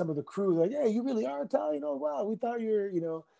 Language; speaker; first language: English; native; English